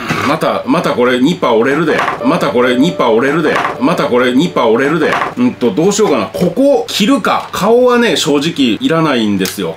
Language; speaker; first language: Japanese; native; Japanese